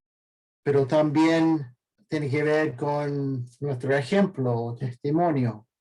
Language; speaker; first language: Spanish; non-native, fluent; English